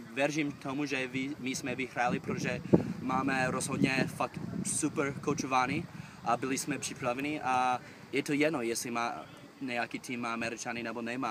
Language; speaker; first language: Czech; non-native, fluent; English